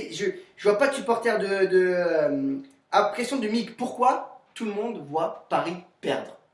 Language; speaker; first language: French; native; French